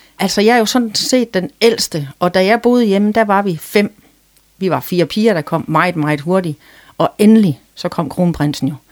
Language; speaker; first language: Danish; native; Danish